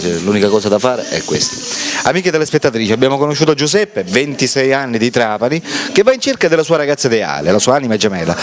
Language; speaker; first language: Italian; native; Italian